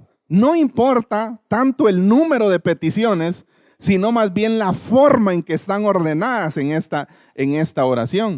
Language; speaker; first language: Spanish; native; Spanish